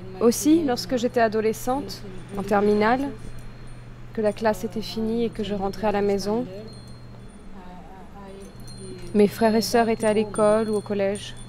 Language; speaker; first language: French; non-native, fluent; Malayalam